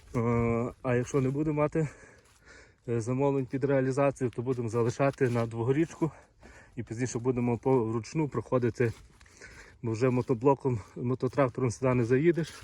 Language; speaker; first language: Ukrainian; native; Ukrainian